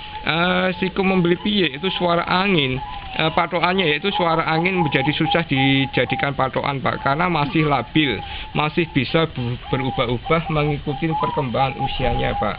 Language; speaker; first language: Indonesian; non-native, local second language; Javanese